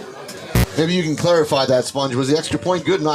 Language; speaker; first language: English; native; English